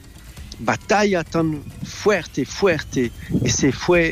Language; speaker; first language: Spanish; non-native, fluent; French